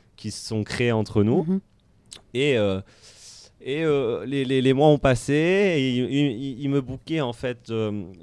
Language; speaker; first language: French; native; French